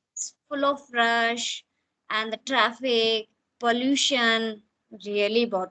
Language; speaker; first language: English; non-native, fluent; Hindi